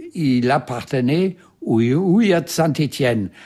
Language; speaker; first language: French; non-native, fluent; German